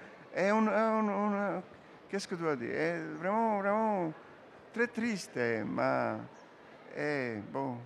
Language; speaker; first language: French; non-native, learner; Serbian